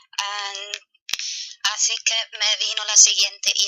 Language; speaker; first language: Spanish; non-native, fluent; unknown